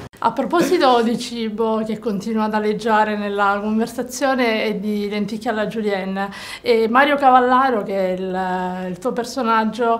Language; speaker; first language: Italian; native; Italian